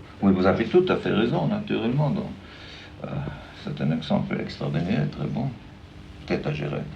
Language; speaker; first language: French; non-native, fluent; German